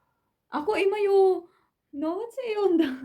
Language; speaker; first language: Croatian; non-native, learner; Filipino